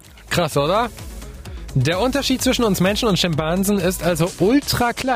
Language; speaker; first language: German; native; German